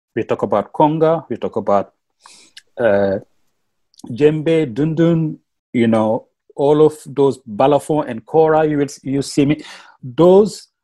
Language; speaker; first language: English; non-native, learner; Wolof